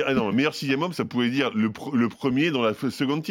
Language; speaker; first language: French; native; French